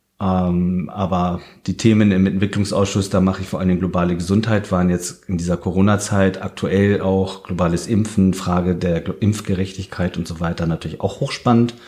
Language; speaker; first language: German; early bilingual, heritage; German